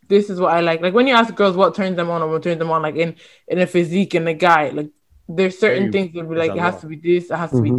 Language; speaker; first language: English; native; English